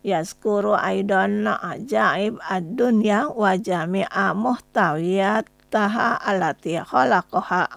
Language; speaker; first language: Arabic; non-native, fluent; Indonesian